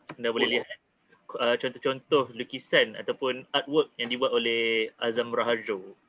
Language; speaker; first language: Malay; native; Malay